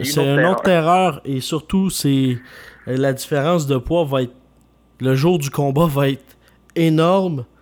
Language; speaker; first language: French; native; French